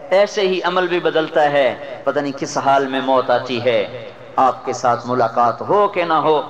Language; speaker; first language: Urdu; non-native, local second language; Punjabi